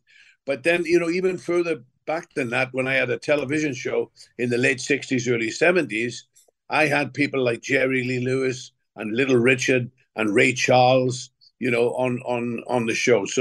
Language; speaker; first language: English; native; English